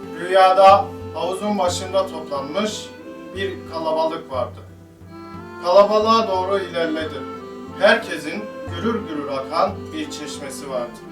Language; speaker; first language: Turkish; native; Turkish